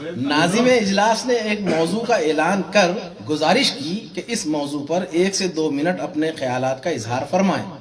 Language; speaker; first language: Urdu; native; Urdu